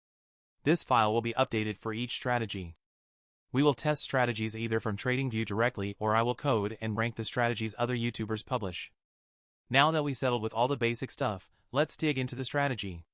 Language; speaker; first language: English; non-native, fluent; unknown